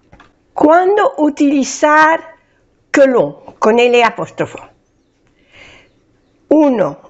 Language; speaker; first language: Spanish; non-native, fluent; French